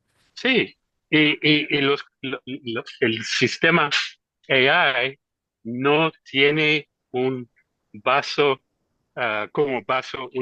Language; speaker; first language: Spanish; non-native, learner; English